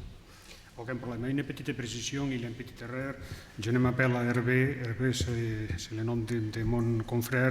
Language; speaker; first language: French; non-native, learner; Catalan